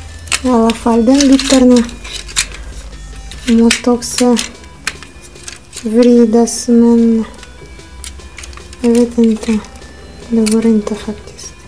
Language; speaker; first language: Swedish; non-native, learner; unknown